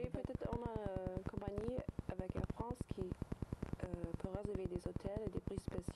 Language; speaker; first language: French; non-native, learner; English